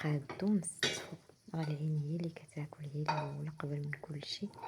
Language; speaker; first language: Arabic; native; Arabic